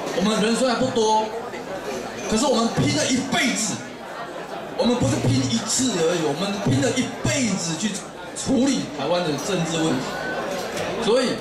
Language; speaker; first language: Chinese; native; Chinese